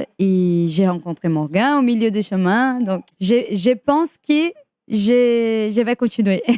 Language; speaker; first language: French; non-native, fluent; Portuguese